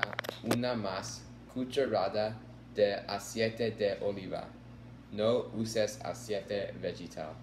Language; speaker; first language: Spanish; non-native, learner; English